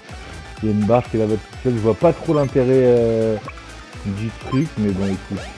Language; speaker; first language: French; native; French